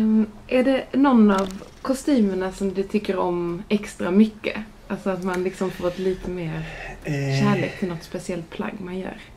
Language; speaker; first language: Swedish; native; Swedish